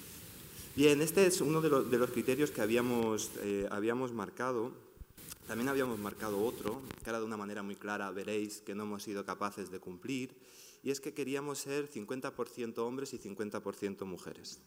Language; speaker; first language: Spanish; native; Spanish